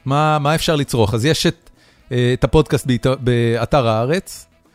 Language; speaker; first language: Hebrew; native; Hebrew